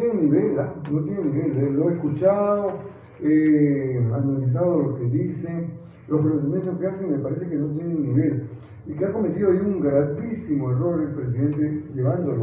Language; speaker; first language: Spanish; native; Spanish